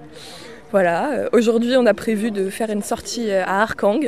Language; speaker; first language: French; native; French